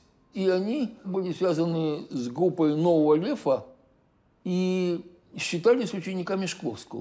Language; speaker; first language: Russian; native; Russian